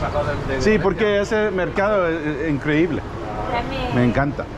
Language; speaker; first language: Spanish; non-native, learner; English